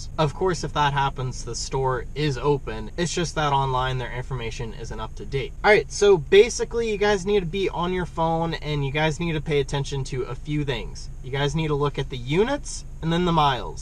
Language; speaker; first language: English; native; English